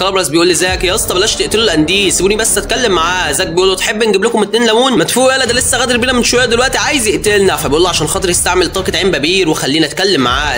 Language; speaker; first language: Arabic; native; Arabic